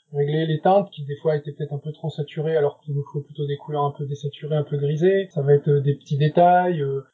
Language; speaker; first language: French; native; French